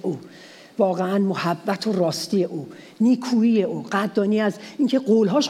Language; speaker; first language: Persian; native; Persian